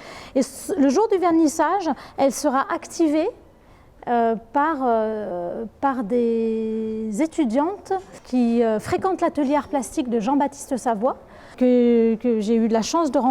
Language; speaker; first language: French; native; French